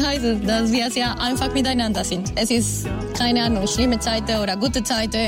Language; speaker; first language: German; non-native, learner; Spanish